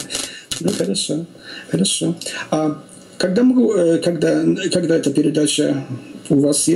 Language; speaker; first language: Russian; non-native, learner; Polish